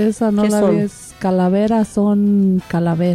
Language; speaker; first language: Spanish; native; Spanish